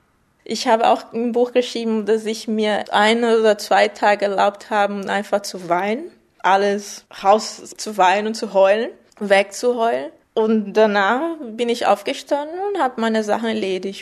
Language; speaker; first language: German; non-native, fluent; Portuguese